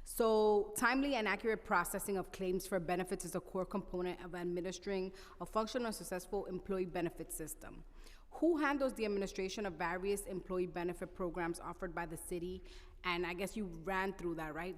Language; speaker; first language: English; non-native, fluent; Spanish